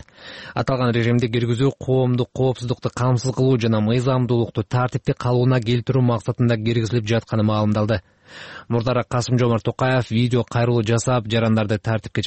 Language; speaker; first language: Kyrgyz; native; Kyrgyz